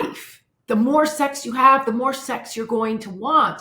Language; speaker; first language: English; native; English